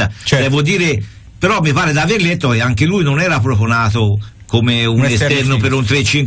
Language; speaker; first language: Italian; native; Italian